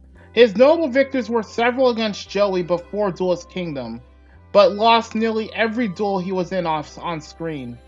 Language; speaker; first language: English; native; English